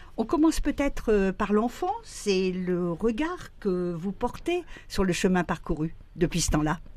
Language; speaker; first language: French; native; French